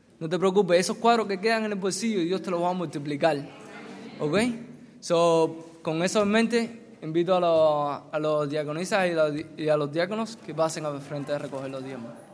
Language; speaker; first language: Spanish; native; Spanish